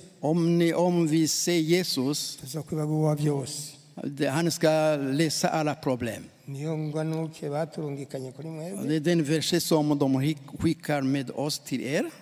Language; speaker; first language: Swedish; non-native, learner; Rundi